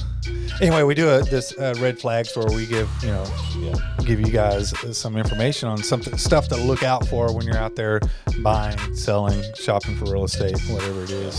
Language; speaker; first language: English; native; English